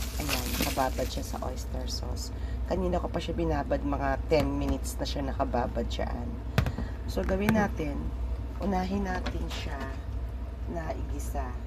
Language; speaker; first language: Filipino; native; Filipino